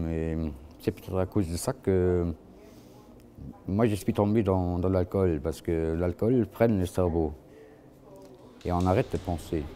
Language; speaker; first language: French; non-native, local second language; Luxembourgish